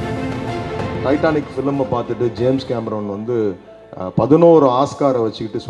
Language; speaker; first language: Tamil; native; Tamil